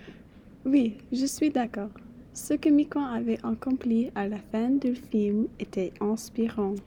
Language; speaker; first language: French; non-native, learner; English